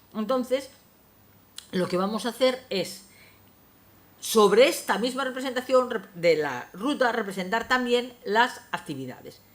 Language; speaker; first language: Spanish; non-native, local second language; Galician